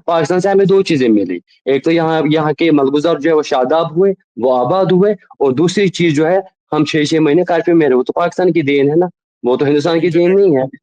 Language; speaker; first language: Urdu; non-native, local second language; Kashmiri